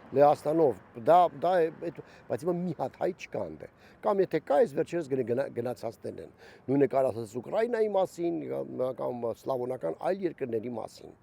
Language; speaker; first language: Armenian; native; Armenian